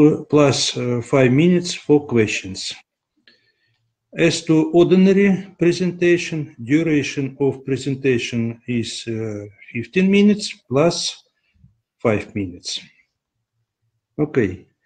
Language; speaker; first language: English; non-native, learner; Russian